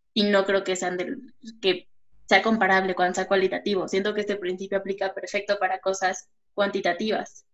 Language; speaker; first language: Spanish; native; Spanish